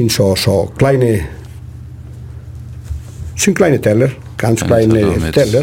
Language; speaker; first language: German; non-native, learner; Spanish